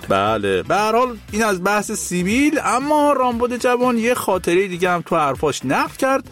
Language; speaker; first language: Persian; native; Persian